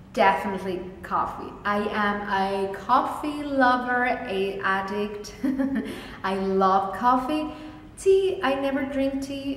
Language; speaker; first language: English; non-native, fluent; Spanish